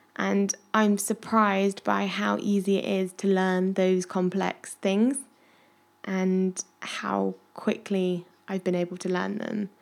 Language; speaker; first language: English; native; English